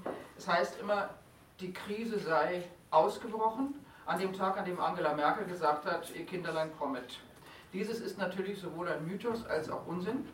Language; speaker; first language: German; native; German